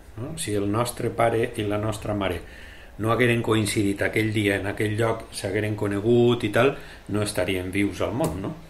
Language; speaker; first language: Catalan; native; Catalan